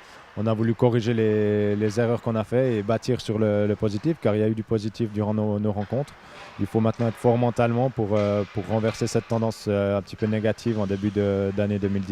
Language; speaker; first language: French; native; French